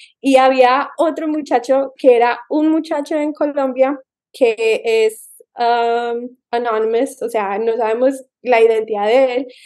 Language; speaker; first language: Spanish; early bilingual, heritage; Spanish